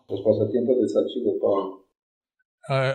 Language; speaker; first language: Spanish; native; Spanish